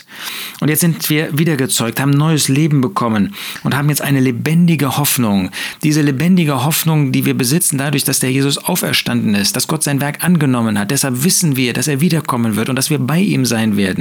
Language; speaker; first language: German; native; German